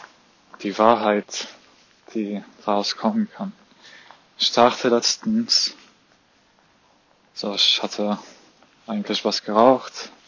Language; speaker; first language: German; non-native, fluent; Arabic